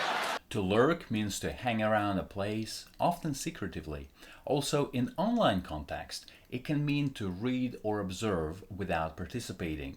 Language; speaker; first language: English; non-native, fluent; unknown